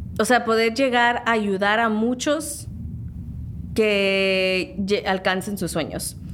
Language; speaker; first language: Spanish; early bilingual, heritage; Spanish